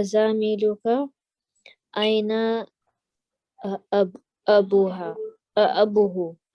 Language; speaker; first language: Arabic; non-native, learner; English